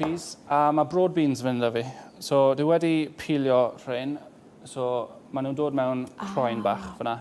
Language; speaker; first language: Welsh; native; Welsh